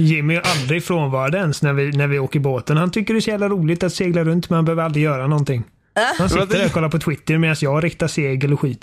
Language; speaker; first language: Swedish; native; Swedish